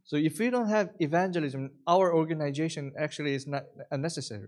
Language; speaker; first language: English; non-native, fluent; Korean